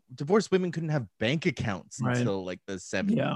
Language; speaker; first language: English; native; English